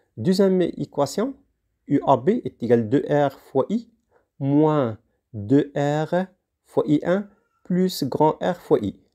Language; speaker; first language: French; non-native, local second language; Arabic